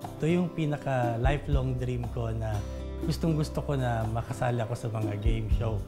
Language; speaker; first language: Filipino; non-native, local second language; Bikol